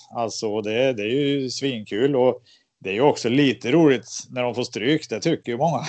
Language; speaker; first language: Swedish; native; Swedish